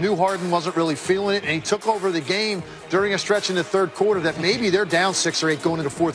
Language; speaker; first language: English; native; English